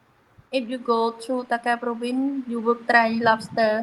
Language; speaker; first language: English; non-native, learner; Khmer